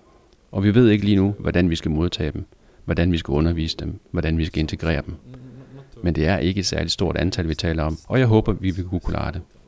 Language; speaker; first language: Danish; native; Danish